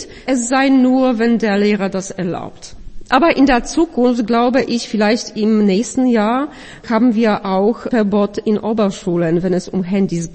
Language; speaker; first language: German; non-native, fluent; Polish